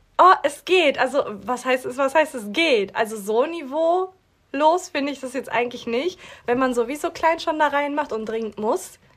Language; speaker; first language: German; early bilingual, other home language; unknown